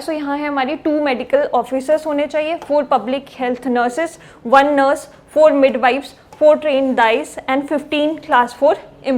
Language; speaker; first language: Hindi; native; Hindi